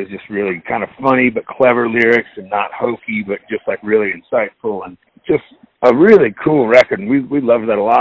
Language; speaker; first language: English; native; English